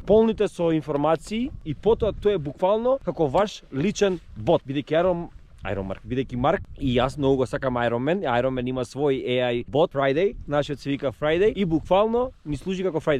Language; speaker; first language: Macedonian; native; Macedonian